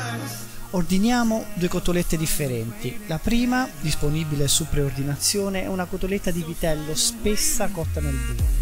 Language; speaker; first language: Italian; native; Italian